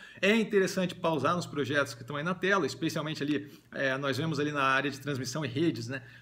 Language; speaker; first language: Portuguese; native; Portuguese